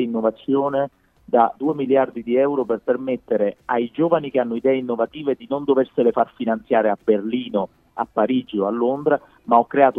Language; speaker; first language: Italian; native; Italian